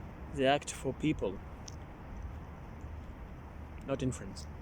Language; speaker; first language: English; non-native, learner; French